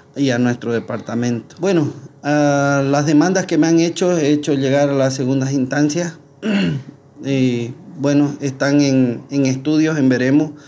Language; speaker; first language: Spanish; native; Spanish